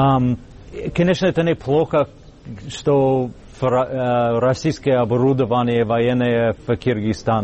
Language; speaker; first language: Russian; non-native, fluent; English